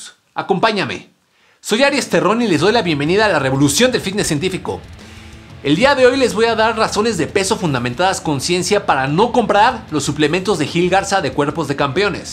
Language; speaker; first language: Spanish; native; Spanish